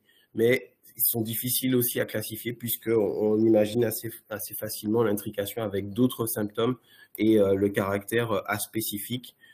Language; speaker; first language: French; native; French